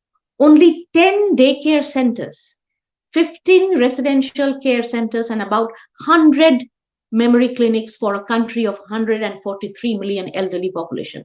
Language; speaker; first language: English; non-native, local second language; Bangla